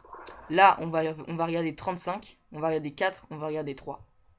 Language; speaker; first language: French; native; French